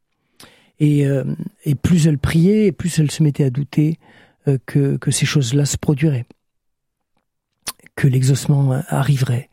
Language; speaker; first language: French; native; French